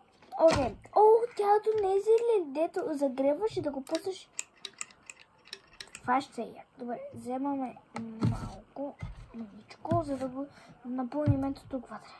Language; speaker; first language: Bulgarian; native; Bulgarian